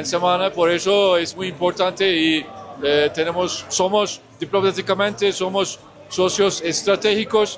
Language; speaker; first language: Spanish; non-native, learner; Turkish